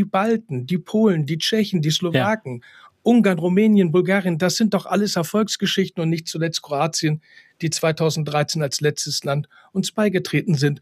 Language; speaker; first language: German; native; German